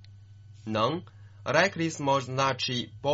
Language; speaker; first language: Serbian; non-native, fluent; Chinese